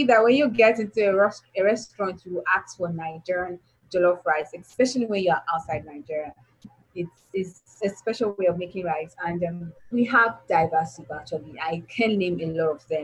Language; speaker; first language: English; non-native, local second language; Igbo